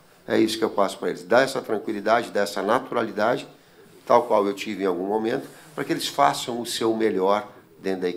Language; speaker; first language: Portuguese; native; Portuguese